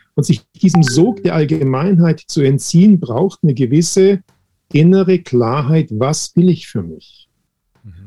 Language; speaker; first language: German; native; German